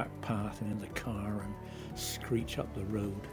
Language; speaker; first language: English; native; English